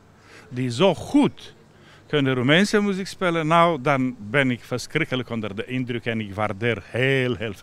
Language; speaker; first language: Dutch; non-native, fluent; Romanian